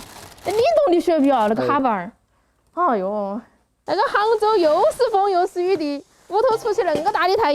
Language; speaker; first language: Chinese; native; Chinese